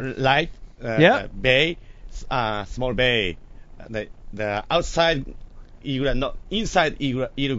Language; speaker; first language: English; non-native, learner; Japanese